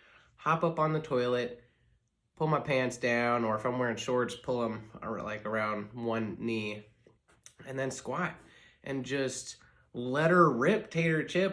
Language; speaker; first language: English; native; English